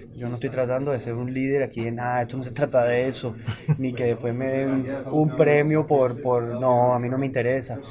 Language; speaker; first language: Spanish; native; Spanish